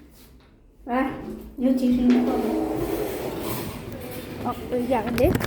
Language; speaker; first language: French; non-native, learner; Arabic